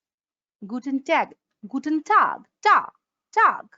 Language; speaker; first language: German; non-native, fluent; Bangla